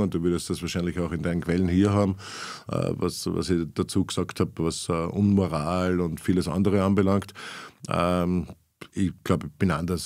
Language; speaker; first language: German; native; German